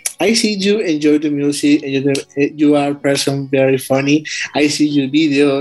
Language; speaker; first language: English; non-native, learner; Spanish